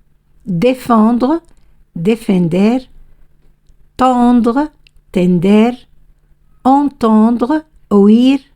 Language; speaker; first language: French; non-native, fluent; Spanish